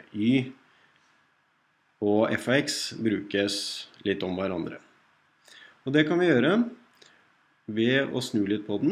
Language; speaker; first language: Norwegian; native; Norwegian